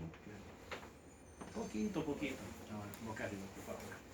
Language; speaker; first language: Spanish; early bilingual, heritage; Spanish